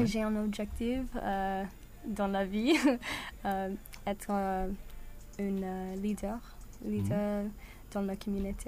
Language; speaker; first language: French; non-native, learner; English